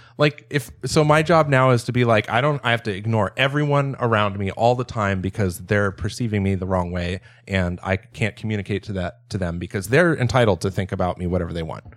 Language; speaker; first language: English; native; English